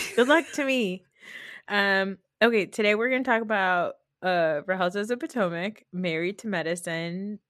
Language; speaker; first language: English; early bilingual, other home language; Hindi